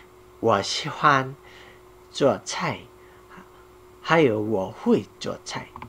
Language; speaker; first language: Chinese; non-native, learner; Korean